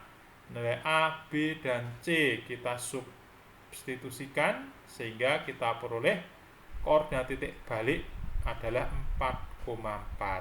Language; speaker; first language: Indonesian; native; Indonesian